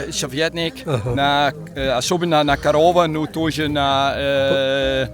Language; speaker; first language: Russian; non-native, learner; Dutch